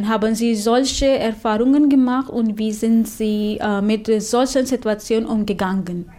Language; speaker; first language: German; non-native, fluent; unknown